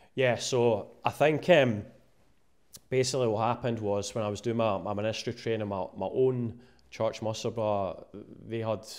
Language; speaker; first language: English; native; English